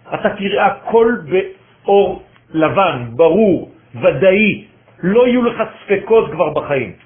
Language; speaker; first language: Hebrew; non-native, fluent; French